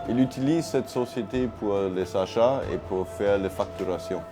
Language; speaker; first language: French; non-native, fluent; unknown